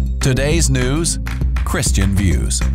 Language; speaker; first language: English; native; English